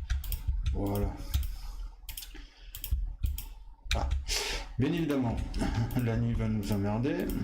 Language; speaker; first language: French; native; French